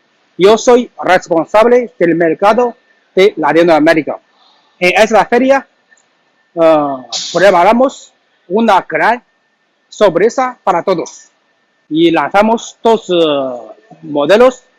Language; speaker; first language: Spanish; non-native, learner; Chinese